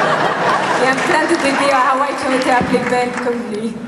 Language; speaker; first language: French; native; French